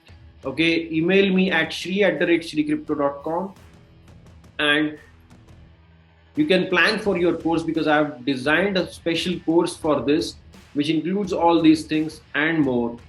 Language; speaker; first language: English; non-native, local second language; Marathi